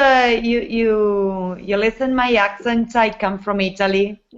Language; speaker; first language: English; non-native, learner; Italian